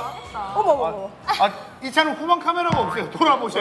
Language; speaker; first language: Korean; native; Korean